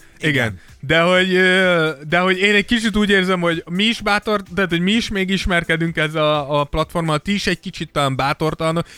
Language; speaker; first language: Hungarian; native; Hungarian